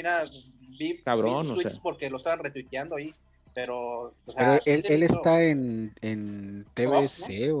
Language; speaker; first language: Spanish; native; Spanish